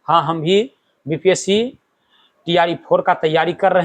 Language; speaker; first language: Hindi; native; Hindi